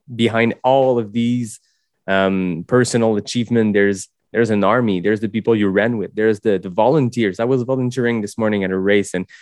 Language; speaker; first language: English; non-native, fluent; French